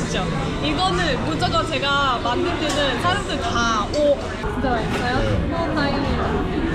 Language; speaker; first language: Korean; non-native, fluent; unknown